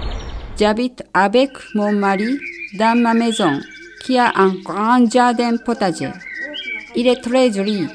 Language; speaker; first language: French; non-native, learner; Japanese